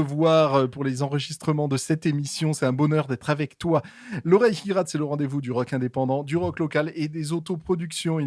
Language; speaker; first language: French; native; French